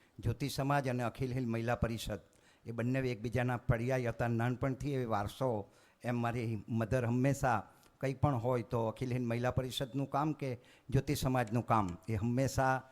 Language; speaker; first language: Gujarati; native; Gujarati